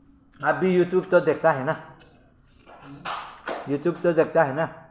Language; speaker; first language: Hindi; non-native, local second language; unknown